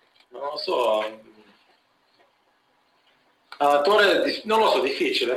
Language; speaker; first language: Italian; non-native, fluent; Bulgarian